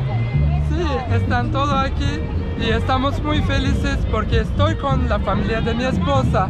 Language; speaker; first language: Spanish; non-native, learner; Turkish